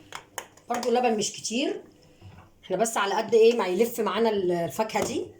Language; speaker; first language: Arabic; native; Arabic